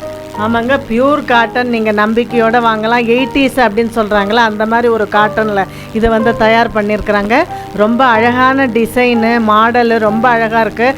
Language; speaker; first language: Tamil; native; Tamil